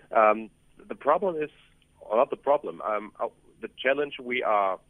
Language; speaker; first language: English; non-native, fluent; German